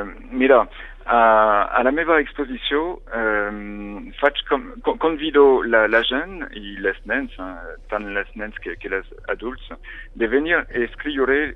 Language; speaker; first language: Catalan; non-native, fluent; French